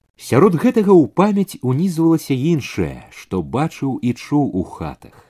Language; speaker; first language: Belarusian; native; Belarusian